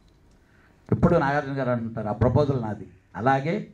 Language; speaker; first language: Telugu; native; Telugu